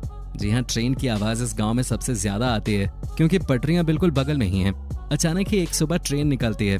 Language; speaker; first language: Hindi; native; Hindi